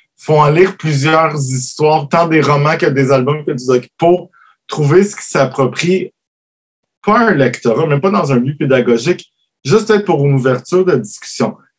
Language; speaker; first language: French; native; French